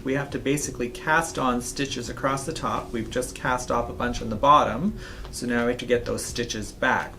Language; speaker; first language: English; native; English